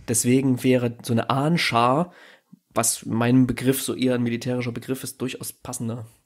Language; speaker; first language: German; native; German